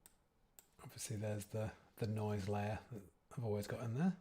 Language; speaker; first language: English; native; English